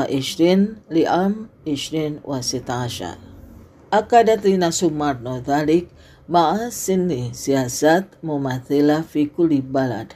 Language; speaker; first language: Arabic; non-native, fluent; Indonesian